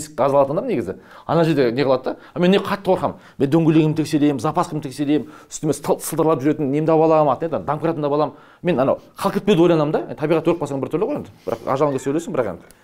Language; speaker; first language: Kazakh; native; Kazakh